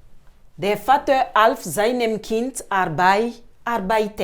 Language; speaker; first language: German; non-native, fluent; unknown